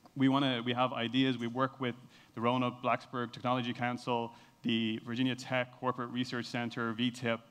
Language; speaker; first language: English; native; English